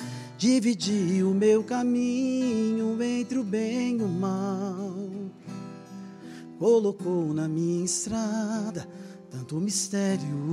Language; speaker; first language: Portuguese; native; Portuguese